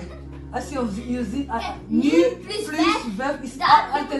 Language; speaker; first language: Dutch; non-native, learner; French